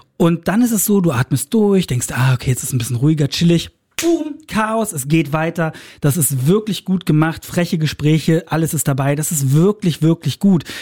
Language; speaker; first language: German; native; German